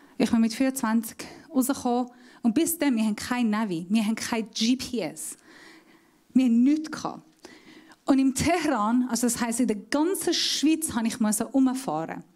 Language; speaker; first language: German; non-native, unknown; Persian